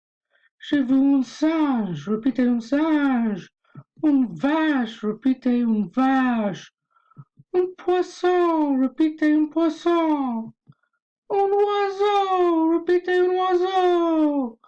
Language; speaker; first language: French; non-native, learner; English